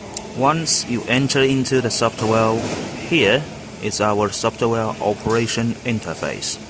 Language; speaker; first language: English; non-native, learner; Chinese